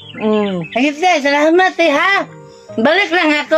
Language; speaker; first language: Filipino; non-native, local second language; Cebuano